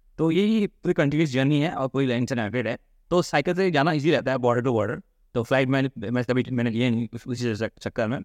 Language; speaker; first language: Hindi; native; Hindi